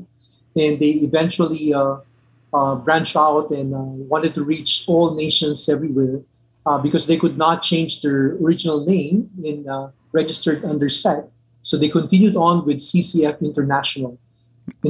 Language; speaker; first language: English; non-native, local second language; Min Nan Chinese